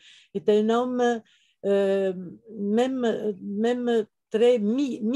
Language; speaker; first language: French; non-native, fluent; Italian